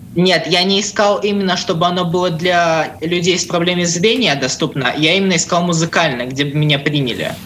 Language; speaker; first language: Russian; native; Russian